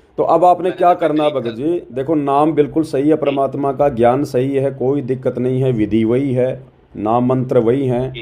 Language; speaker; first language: Hindi; native; Hindi